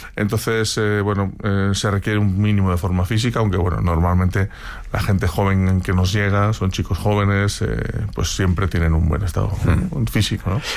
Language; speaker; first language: Spanish; native; Spanish